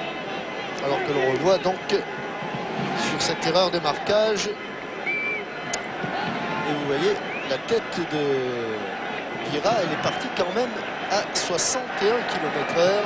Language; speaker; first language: French; native; French